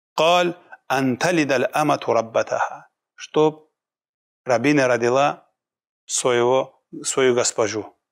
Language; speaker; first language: Russian; non-native, local second language; Kumyk